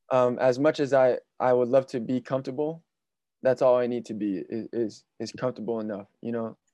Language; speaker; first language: English; native; English